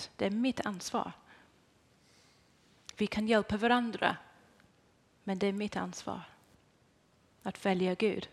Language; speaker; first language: Swedish; non-native, fluent; English